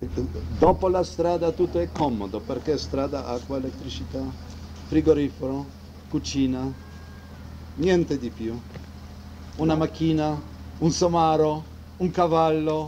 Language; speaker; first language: Italian; non-native, fluent; Polish